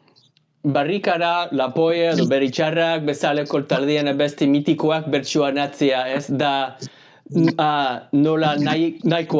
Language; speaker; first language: Basque; non-native, learner; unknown